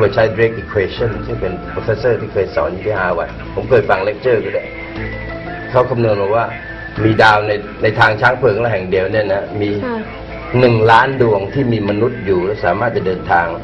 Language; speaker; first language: Thai; native; Thai